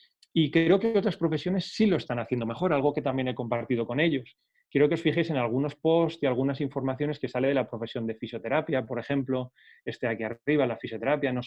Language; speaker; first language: Spanish; native; Spanish